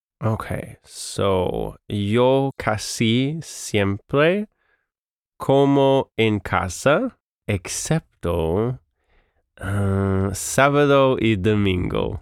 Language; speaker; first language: Spanish; non-native, learner; English